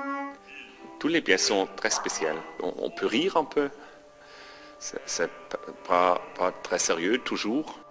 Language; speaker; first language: French; non-native, fluent; German